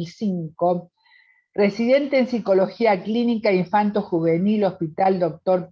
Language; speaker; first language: Spanish; native; Spanish